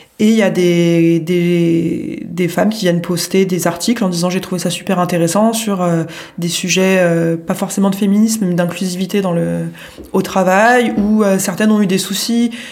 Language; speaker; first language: French; native; French